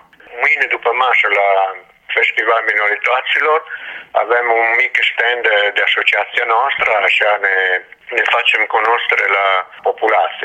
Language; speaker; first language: Romanian; non-native, learner; Italian